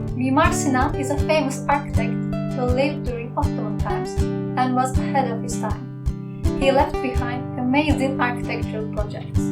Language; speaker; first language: English; non-native, fluent; Turkish